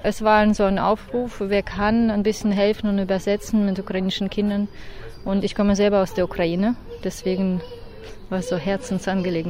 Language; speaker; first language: German; non-native, fluent; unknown